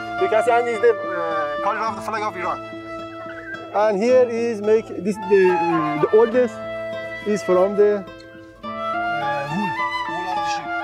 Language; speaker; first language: English; non-native, learner; Persian